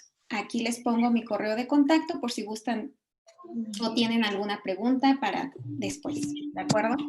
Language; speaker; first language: Spanish; native; Spanish